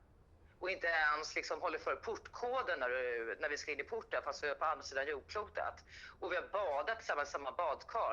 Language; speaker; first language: Swedish; native; Swedish